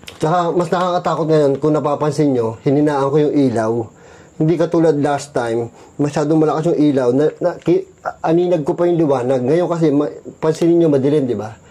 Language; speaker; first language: Filipino; native; Filipino